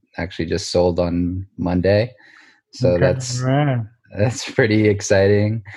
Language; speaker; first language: English; native; English